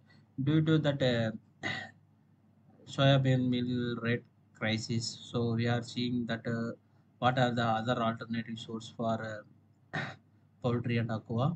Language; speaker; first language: English; non-native, local second language; Tamil